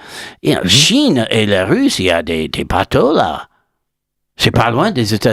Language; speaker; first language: French; non-native, learner; English